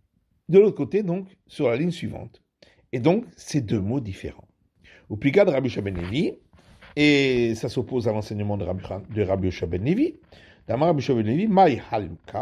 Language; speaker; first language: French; native; French